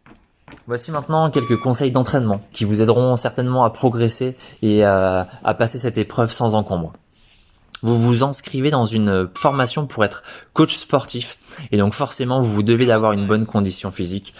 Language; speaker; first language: French; native; French